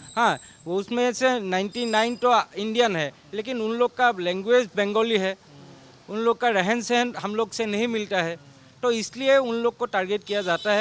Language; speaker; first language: Hindi; non-native, local second language; Assamese